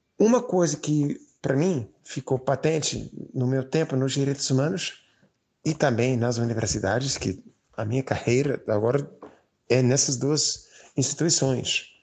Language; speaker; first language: Portuguese; non-native, fluent; English